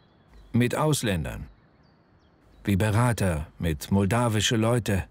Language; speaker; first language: German; non-native, learner; Romanian